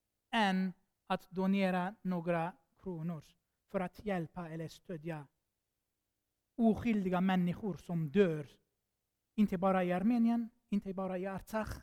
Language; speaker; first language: Swedish; non-native, fluent; Armenian